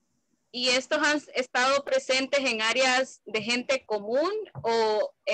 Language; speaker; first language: Spanish; native; Spanish